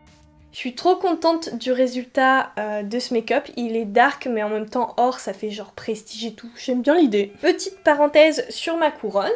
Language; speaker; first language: French; native; French